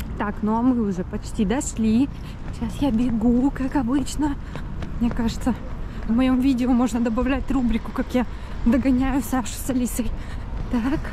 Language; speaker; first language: Russian; native; Russian